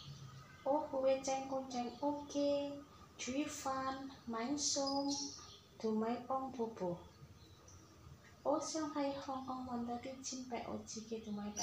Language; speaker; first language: Cantonese; non-native, learner; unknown